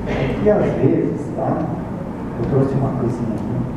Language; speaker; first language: Portuguese; native; Portuguese